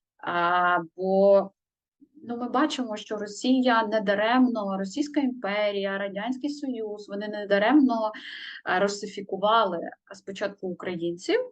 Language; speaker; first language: Ukrainian; native; Ukrainian